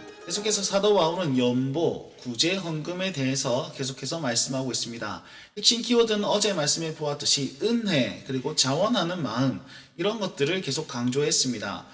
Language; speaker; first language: Korean; native; Korean